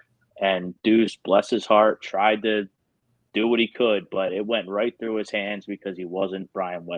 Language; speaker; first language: English; native; English